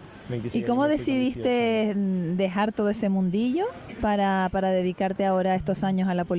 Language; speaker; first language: Spanish; native; Spanish